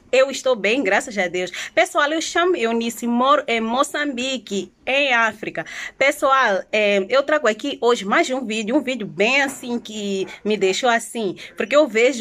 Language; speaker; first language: Portuguese; non-native, local second language; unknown